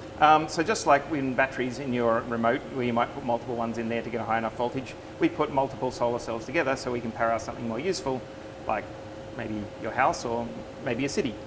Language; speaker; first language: English; native; English